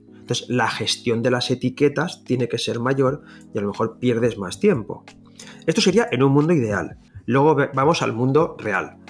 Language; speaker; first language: Spanish; non-native, local second language; Catalan